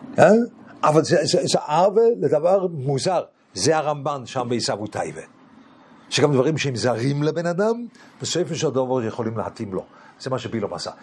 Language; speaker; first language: Hebrew; non-native, fluent; English